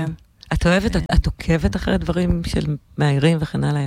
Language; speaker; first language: Hebrew; native; Hebrew